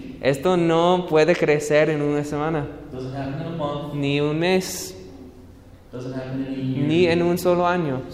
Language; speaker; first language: Spanish; non-native, learner; English